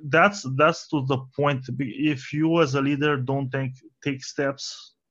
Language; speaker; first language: English; non-native, fluent; Romanian